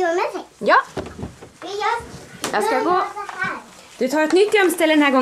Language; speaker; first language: Swedish; native; Swedish